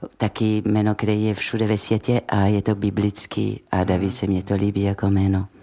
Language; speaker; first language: Czech; non-native, fluent; French